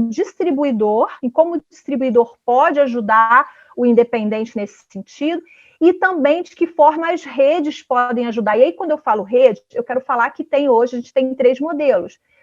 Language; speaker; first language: Portuguese; native; Portuguese